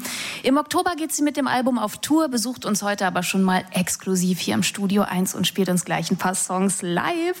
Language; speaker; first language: German; native; German